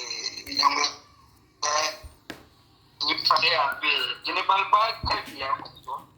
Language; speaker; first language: French; non-native, learner; Swahili